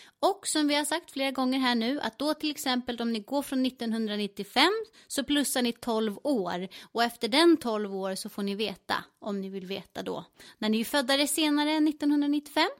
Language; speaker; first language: Swedish; native; Swedish